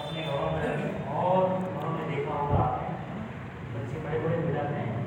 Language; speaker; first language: Urdu; native; Urdu